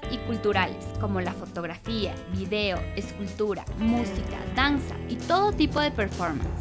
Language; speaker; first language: Spanish; native; Spanish